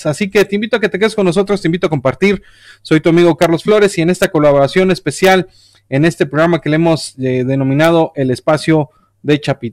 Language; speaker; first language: Spanish; native; Spanish